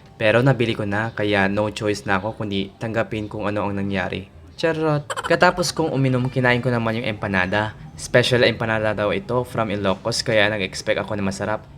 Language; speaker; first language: Filipino; non-native, local second language; Pangasinan